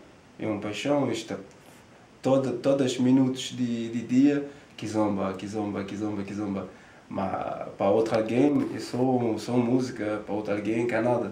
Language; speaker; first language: Portuguese; non-native, learner; French